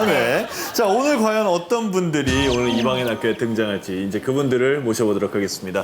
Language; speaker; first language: Korean; native; Korean